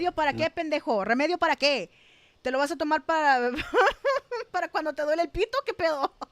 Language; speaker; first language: Spanish; early bilingual, heritage; Spanish